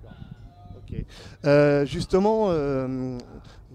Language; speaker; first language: French; native; French